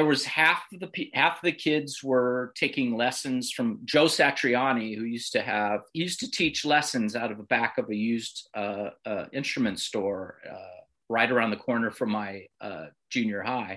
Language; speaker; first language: English; native; English